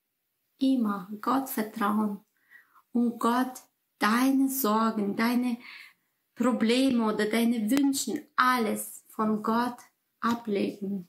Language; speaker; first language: German; non-native, fluent; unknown